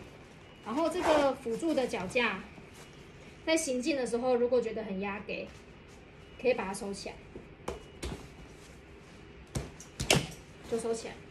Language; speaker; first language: Chinese; native; Chinese